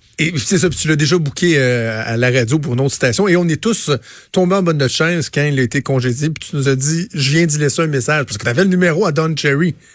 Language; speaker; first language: French; native; French